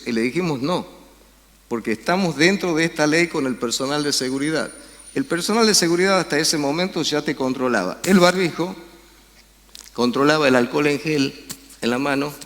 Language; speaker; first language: Spanish; native; Spanish